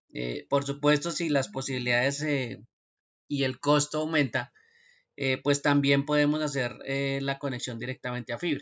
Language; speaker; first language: Spanish; native; Spanish